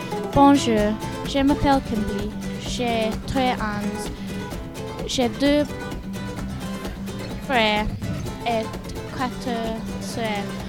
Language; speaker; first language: French; non-native, learner; English